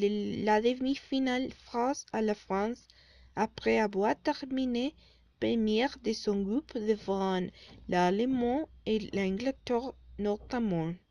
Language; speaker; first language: French; non-native, learner; Spanish